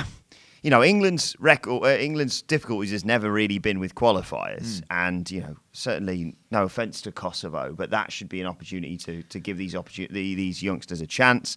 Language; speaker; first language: English; native; English